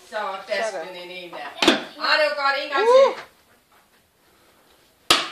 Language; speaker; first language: Danish; native; Danish